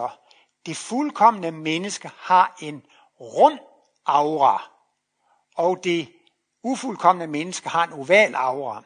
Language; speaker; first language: Danish; native; Danish